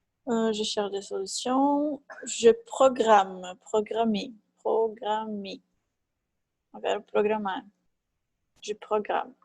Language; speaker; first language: French; non-native, fluent; Portuguese